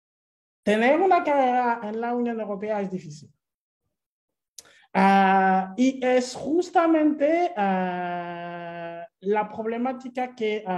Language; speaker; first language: Spanish; non-native, fluent; French